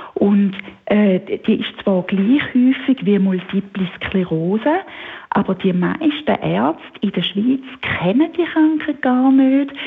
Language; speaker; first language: German; native; German